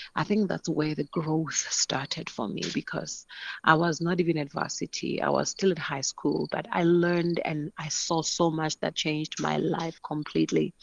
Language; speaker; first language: English; non-native, local second language; Northern Sotho